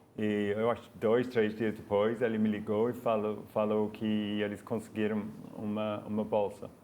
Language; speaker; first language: Portuguese; non-native, fluent; English